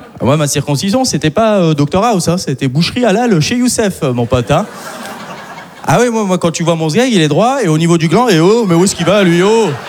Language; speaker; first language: French; early bilingual, other home language; Arabic